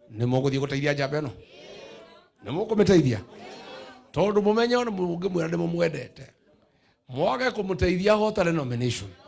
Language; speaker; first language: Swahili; non-native, local second language; Kikuyu